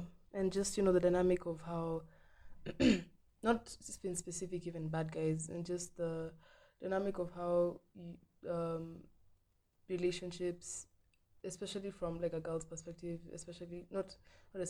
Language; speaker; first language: English; non-native, local second language; Swahili